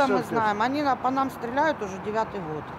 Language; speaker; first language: Russian; native; Russian